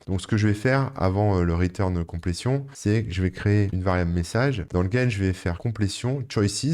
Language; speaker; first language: French; native; French